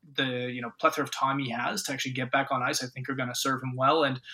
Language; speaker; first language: English; native; English